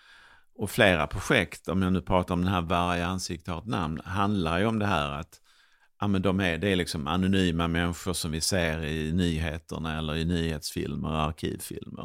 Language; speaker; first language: Swedish; native; Swedish